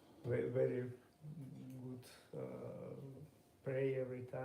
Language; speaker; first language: English; non-native, learner; Russian